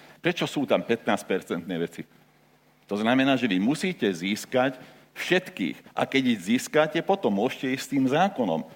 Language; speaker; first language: Slovak; non-native, local second language; Hungarian